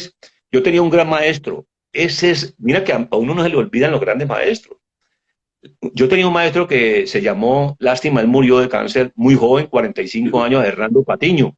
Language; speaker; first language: Spanish; native; Spanish